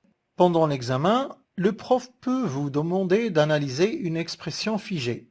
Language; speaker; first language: French; non-native, local second language; Arabic